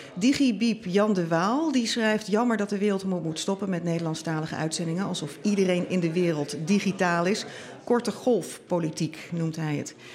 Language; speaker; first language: Dutch; native; Dutch